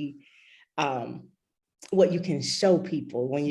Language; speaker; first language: English; native; English